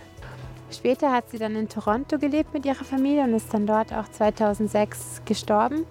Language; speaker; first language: German; native; German